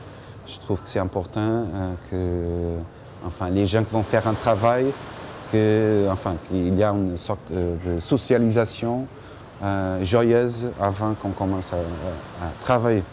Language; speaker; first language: French; non-native, fluent; Portuguese